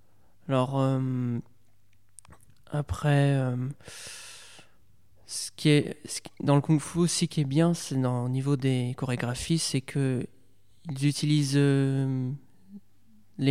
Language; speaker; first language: French; native; French